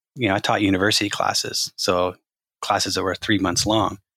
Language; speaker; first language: English; native; English